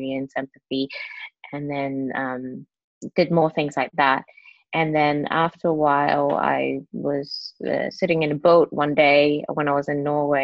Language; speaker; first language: English; non-native, local second language; Cantonese